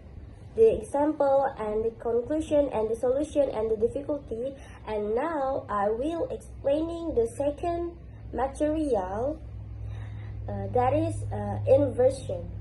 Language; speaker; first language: English; non-native, learner; Indonesian